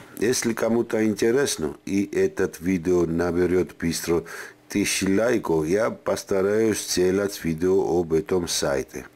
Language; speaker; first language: Russian; non-native, fluent; Georgian